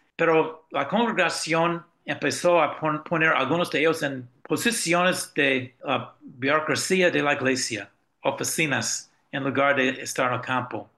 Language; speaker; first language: Spanish; non-native, fluent; English